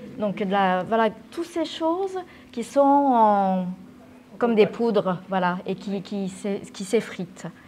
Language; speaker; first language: French; non-native, fluent; Japanese